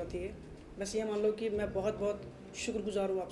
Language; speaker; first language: Hindi; native; Hindi